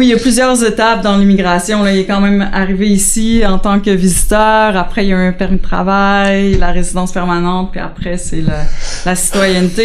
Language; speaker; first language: French; native; French